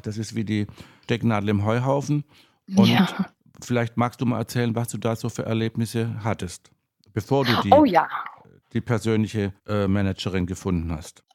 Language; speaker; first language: German; native; German